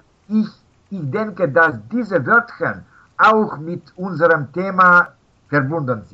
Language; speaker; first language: German; non-native, learner; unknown